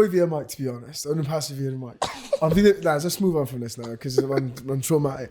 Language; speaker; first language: Welsh; native; Welsh